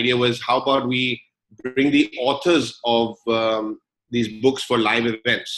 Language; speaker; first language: English; native; English